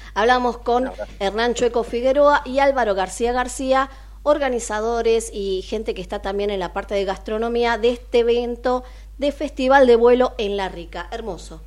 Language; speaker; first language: Spanish; native; Spanish